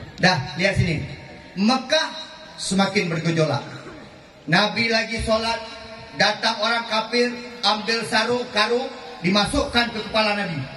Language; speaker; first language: Malay; non-native, local second language; Achinese